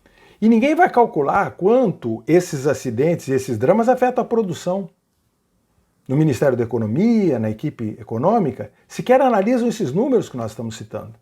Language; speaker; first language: Portuguese; native; Portuguese